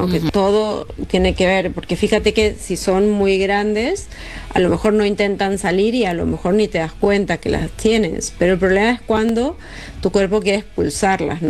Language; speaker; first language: Spanish; native; Spanish